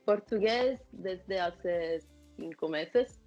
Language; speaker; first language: Spanish; non-native, fluent; Italian